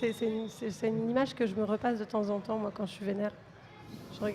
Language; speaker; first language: French; native; French